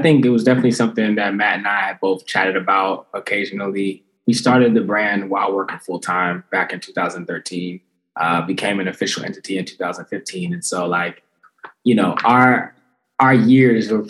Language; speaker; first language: English; native; English